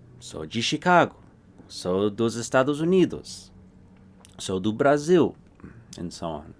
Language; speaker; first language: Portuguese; non-native, fluent; English